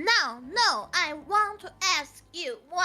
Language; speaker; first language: English; non-native, learner; Min Nan Chinese